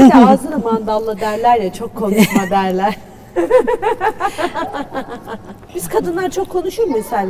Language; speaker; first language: Turkish; native; Turkish